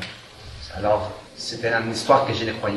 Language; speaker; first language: French; non-native, fluent; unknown